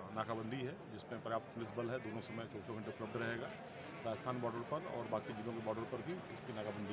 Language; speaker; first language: Hindi; native; Hindi